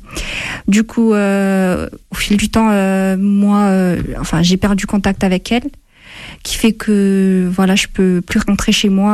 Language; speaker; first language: French; non-native, fluent; Amharic